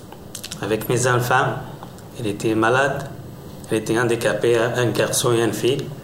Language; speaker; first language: French; non-native, learner; Arabic